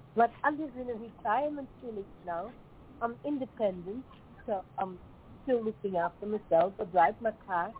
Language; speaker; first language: English; non-native, fluent; Dutch